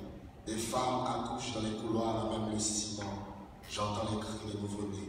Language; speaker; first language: French; non-native, local second language; Haitian Creole